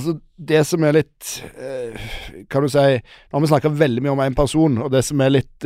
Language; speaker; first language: Norwegian; native; Norwegian